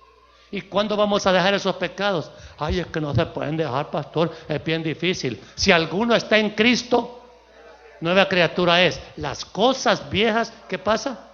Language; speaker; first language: Spanish; native; Spanish